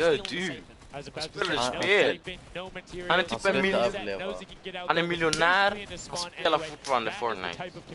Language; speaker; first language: Swedish; early bilingual, other home language; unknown